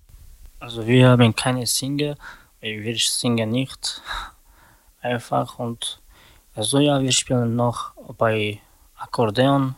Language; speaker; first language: German; non-native, learner; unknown